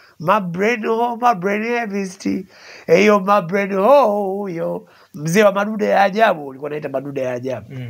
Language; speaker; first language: Swahili; native; Swahili